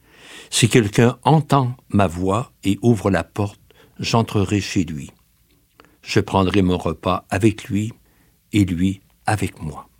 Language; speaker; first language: French; native; French